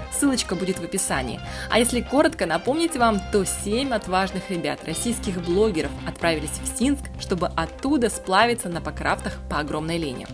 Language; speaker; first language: Russian; native; Russian